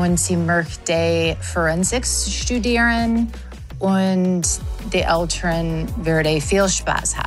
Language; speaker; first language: German; non-native, learner; English